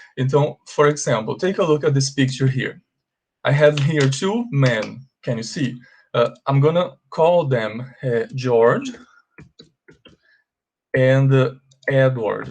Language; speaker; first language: English; non-native, fluent; Portuguese